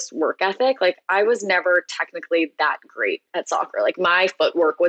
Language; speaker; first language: English; native; English